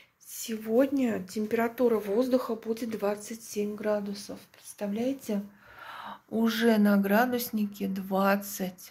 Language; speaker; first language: Russian; native; Russian